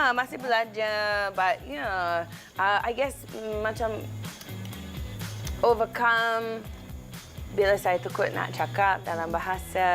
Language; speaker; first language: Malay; non-native, learner; English